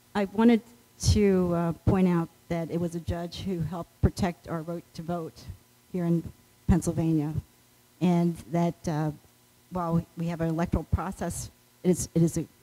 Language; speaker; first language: English; native; English